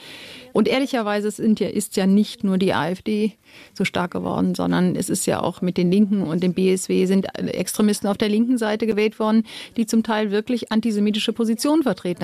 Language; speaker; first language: German; native; German